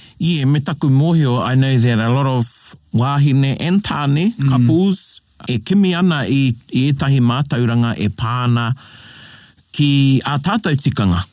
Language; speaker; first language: English; native; English